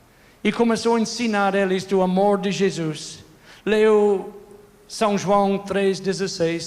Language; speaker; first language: Portuguese; non-native, fluent; English